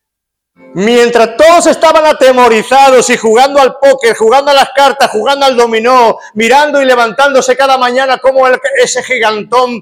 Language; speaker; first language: Spanish; native; Spanish